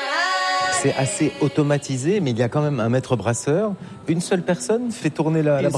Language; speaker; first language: French; native; French